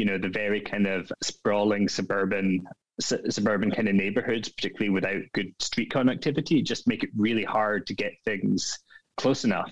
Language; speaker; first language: English; native; English